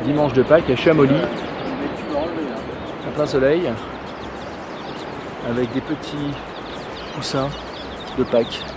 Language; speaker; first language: French; native; French